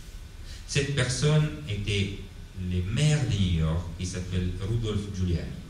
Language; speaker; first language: French; non-native, fluent; Italian